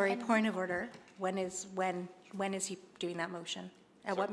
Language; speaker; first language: English; native; English